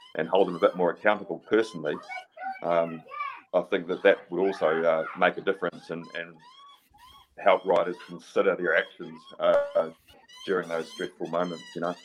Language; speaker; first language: English; native; English